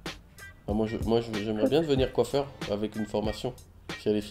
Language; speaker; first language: French; native; French